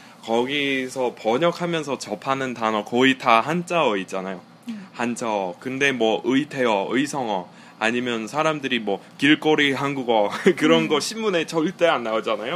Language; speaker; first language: Korean; non-native, fluent; English